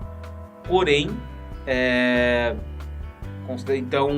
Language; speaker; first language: Portuguese; native; Portuguese